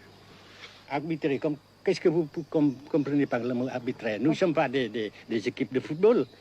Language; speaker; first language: French; non-native, fluent; Vietnamese